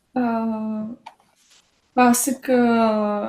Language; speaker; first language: French; non-native, learner; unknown